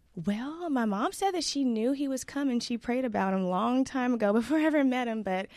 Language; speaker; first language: English; native; English